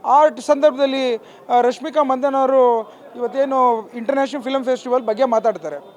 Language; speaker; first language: Kannada; native; Kannada